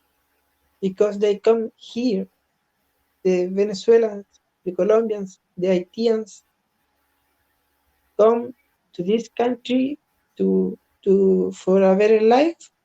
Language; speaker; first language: English; non-native, learner; Spanish